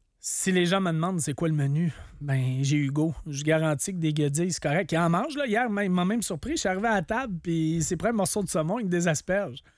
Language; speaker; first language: French; native; French